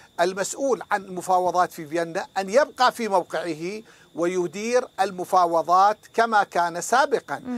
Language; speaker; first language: Arabic; non-native, fluent; Persian